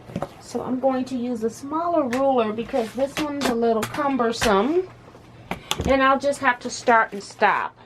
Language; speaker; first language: English; native; English